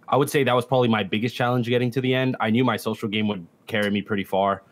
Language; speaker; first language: English; native; English